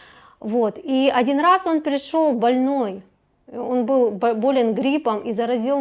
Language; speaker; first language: Russian; native; Russian